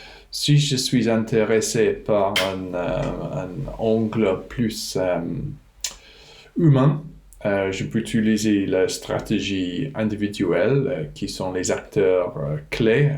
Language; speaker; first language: French; non-native, fluent; English